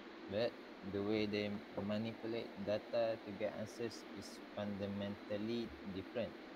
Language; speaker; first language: English; non-native, local second language; Malay